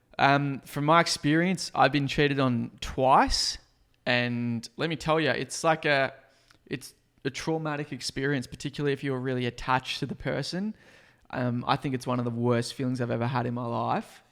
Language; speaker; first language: English; native; English